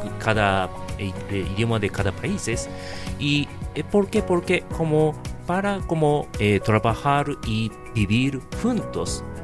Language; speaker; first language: Spanish; non-native, learner; Japanese